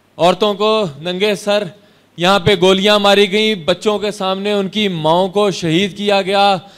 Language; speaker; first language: Urdu; non-native, local second language; Punjabi